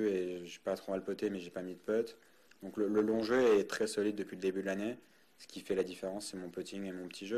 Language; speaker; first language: French; native; French